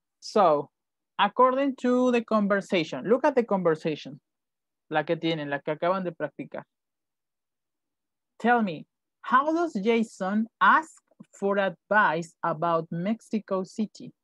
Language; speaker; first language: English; non-native, fluent; Spanish